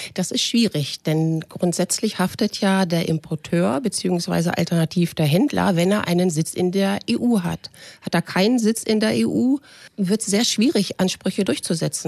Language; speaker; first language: German; native; German